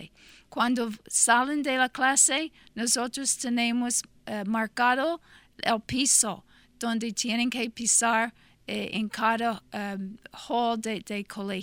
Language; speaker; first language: Spanish; non-native, fluent; English